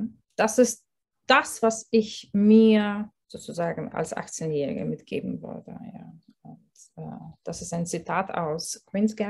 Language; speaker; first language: German; non-native, fluent; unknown